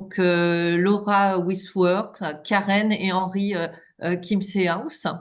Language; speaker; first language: French; native; French